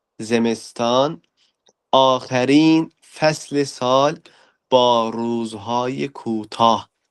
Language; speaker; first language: Persian; non-native, fluent; Turkish